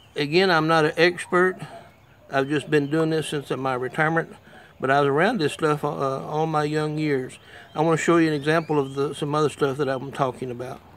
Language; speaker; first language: English; native; English